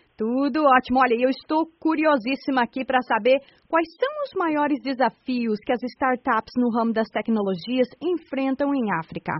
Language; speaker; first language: Portuguese; native; Portuguese